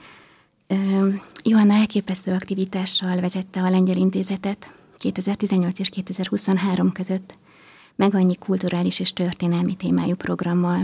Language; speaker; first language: Hungarian; native; Hungarian